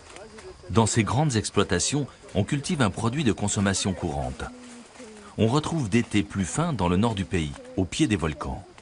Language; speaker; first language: French; native; French